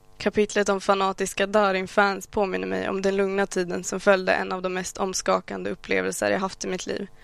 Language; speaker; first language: Swedish; early bilingual, other home language; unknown